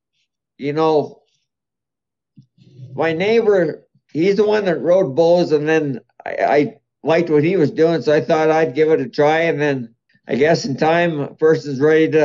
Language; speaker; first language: English; native; English